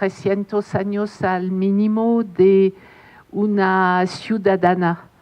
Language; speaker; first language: Spanish; non-native, fluent; French